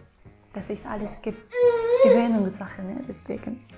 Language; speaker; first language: German; non-native, fluent; Japanese